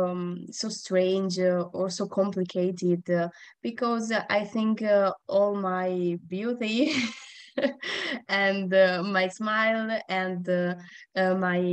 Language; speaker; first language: English; non-native, learner; Italian